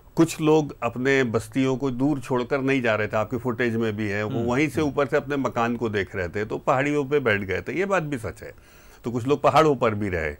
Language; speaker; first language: Hindi; native; Hindi